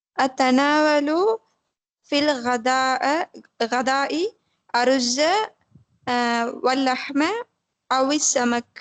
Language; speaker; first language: Arabic; non-native, learner; Tamil